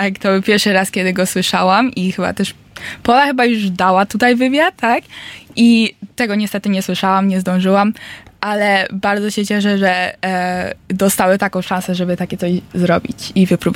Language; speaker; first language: Polish; early bilingual, heritage; Polish